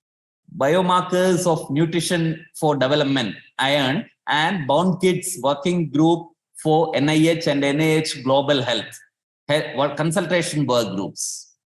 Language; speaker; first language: English; non-native, local second language; Malayalam